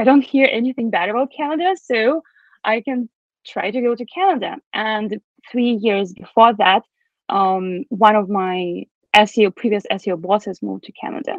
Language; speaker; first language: English; non-native, fluent; Russian